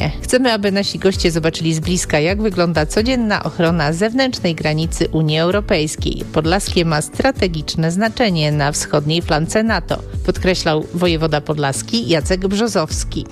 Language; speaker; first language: Polish; native; Polish